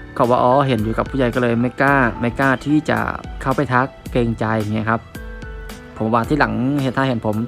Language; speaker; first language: Thai; non-native, fluent; Khmer